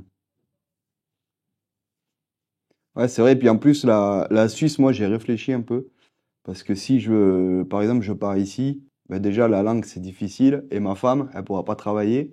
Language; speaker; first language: French; native; French